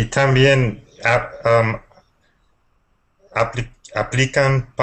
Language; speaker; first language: Spanish; non-native, fluent; English